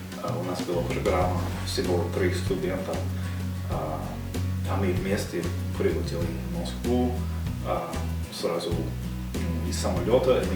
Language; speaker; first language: Russian; non-native, fluent; English